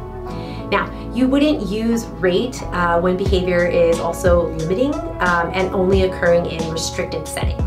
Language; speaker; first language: English; native; English